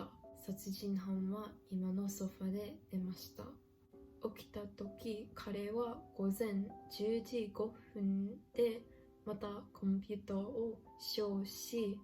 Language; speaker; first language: Japanese; non-native, learner; English